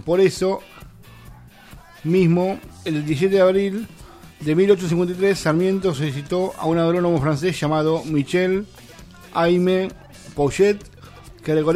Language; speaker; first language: Spanish; native; Spanish